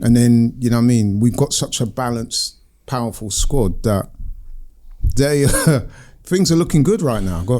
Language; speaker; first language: English; native; English